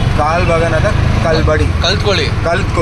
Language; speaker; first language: Kannada; non-native, local second language; Hindi